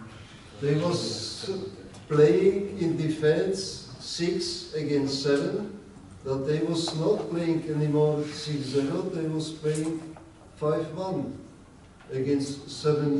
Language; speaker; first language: English; non-native, learner; Czech